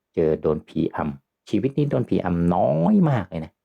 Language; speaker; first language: Thai; native; Thai